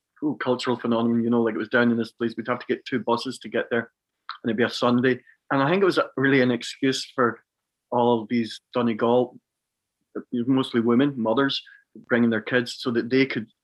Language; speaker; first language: English; native; English